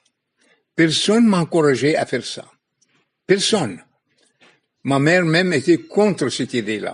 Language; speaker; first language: French; non-native, fluent; Arabic